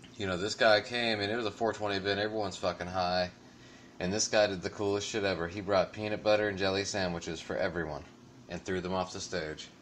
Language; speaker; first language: English; native; English